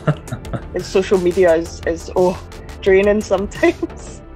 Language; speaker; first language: English; native; English